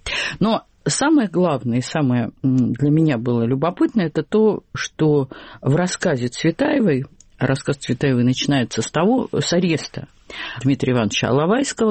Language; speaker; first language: Russian; native; Russian